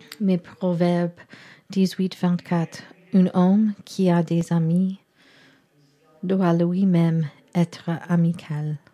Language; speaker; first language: French; non-native, learner; English